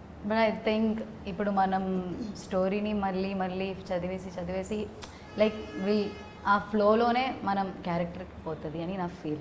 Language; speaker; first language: Telugu; non-native, learner; Malayalam